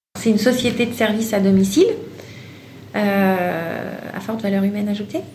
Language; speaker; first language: French; native; French